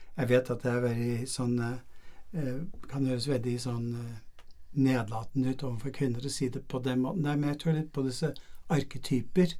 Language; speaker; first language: Norwegian; non-native, fluent; English